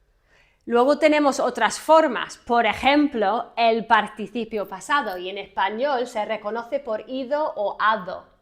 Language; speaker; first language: Spanish; non-native, fluent; English